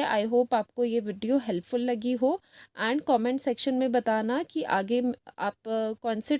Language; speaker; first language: Hindi; native; Hindi